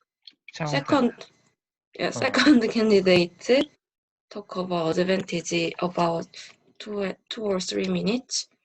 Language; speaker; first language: English; non-native, learner; Korean